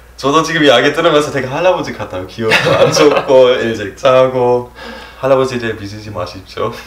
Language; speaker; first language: Korean; non-native, fluent; German